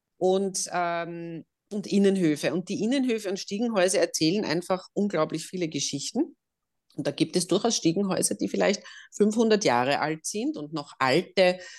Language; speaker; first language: German; native; German